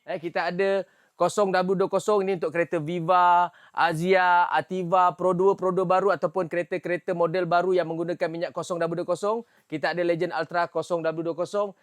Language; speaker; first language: Malay; native; Malay